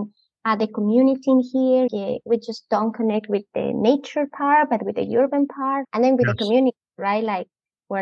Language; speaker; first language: English; non-native, fluent; Spanish